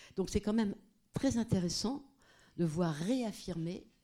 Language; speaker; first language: French; non-native, fluent; Portuguese